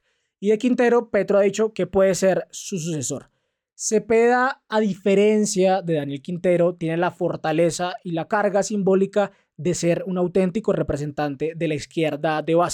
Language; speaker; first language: Spanish; native; Spanish